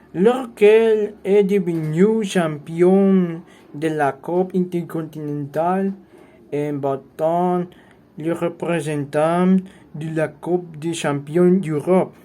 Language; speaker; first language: French; non-native, learner; Spanish